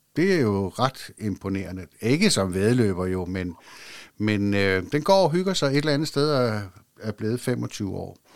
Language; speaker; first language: Danish; native; Danish